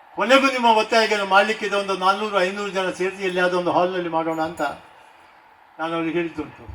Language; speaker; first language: Kannada; non-native, local second language; Tulu